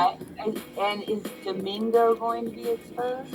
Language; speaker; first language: English; native; English